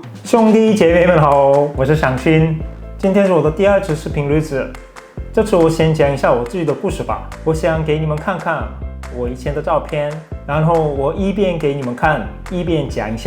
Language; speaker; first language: Chinese; non-native, fluent; Korean